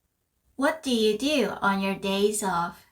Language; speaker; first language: English; non-native, fluent; Korean